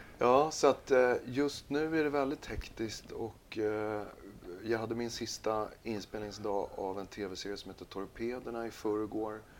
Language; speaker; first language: Swedish; native; Swedish